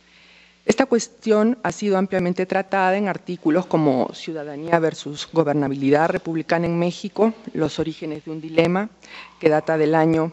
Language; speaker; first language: Spanish; native; Spanish